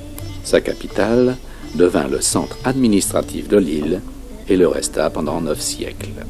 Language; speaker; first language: French; native; French